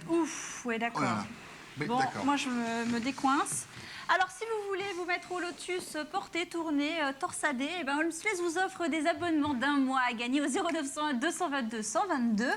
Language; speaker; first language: French; native; French